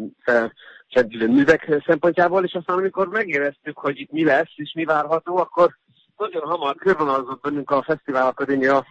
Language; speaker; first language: Hungarian; native; Hungarian